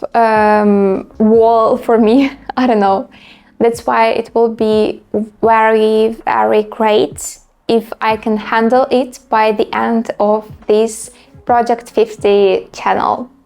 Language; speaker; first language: English; non-native, learner; Ukrainian